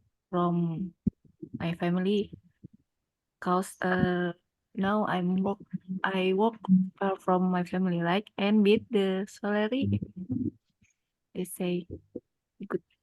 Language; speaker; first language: English; non-native, learner; Indonesian